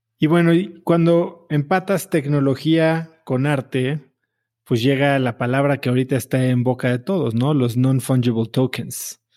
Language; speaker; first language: Spanish; native; Spanish